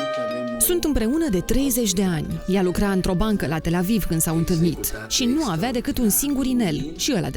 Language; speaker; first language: Romanian; native; Romanian